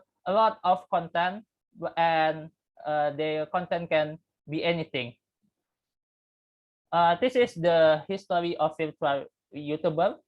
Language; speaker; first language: English; non-native, learner; Indonesian